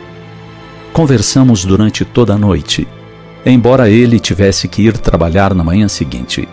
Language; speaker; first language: Portuguese; native; Portuguese